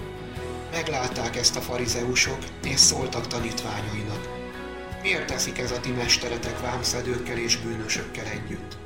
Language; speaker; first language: Hungarian; native; Hungarian